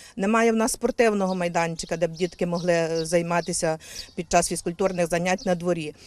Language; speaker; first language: Ukrainian; native; Ukrainian